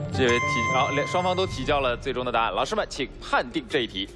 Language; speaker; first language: Chinese; native; Chinese